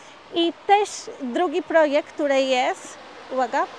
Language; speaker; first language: Polish; non-native, learner; Spanish